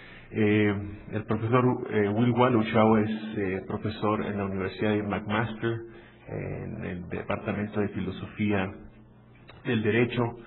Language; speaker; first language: Spanish; native; Spanish